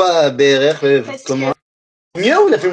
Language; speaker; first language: French; native; French